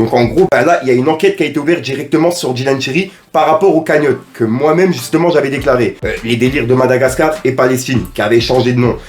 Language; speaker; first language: French; native; French